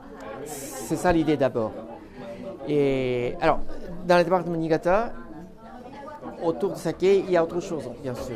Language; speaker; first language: French; non-native, fluent; Japanese